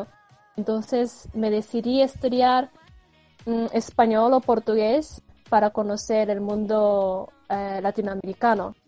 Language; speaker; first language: Spanish; non-native, fluent; Japanese